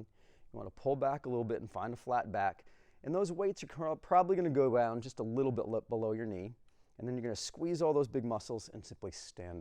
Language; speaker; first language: English; native; English